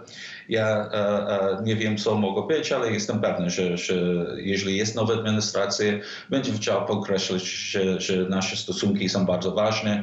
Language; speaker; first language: Polish; non-native, fluent; English